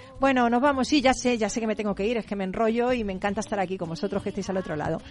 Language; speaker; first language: Spanish; native; Spanish